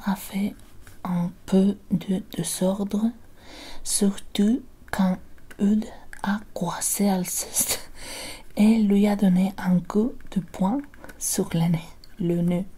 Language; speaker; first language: French; non-native, learner; Spanish